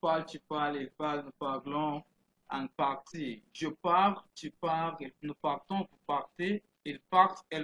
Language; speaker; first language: French; non-native, fluent; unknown